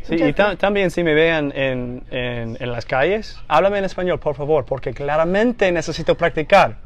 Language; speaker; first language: Spanish; non-native, fluent; English